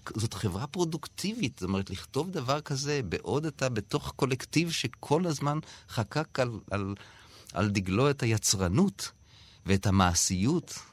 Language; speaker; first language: Hebrew; native; Hebrew